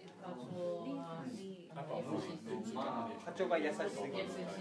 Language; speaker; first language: Japanese; native; Japanese